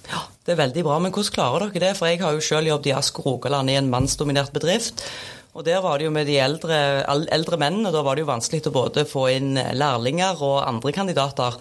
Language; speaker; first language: Norwegian; native; Norwegian